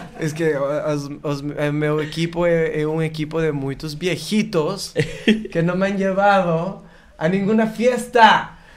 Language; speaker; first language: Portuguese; non-native, learner; Spanish